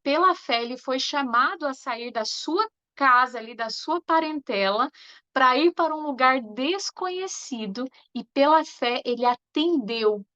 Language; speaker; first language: Portuguese; native; Portuguese